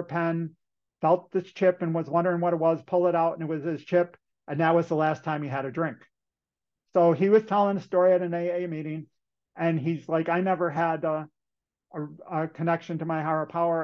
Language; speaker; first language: English; native; English